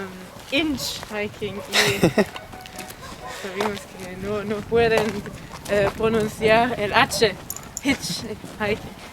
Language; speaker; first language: Spanish; non-native, learner; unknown